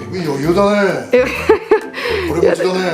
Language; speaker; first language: Japanese; native; Japanese